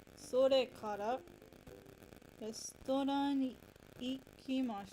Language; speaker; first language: Japanese; non-native, learner; English